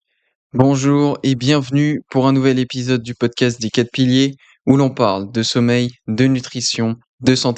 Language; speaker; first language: French; native; French